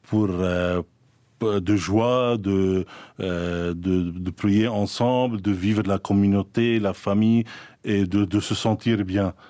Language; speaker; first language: French; non-native, local second language; Arabic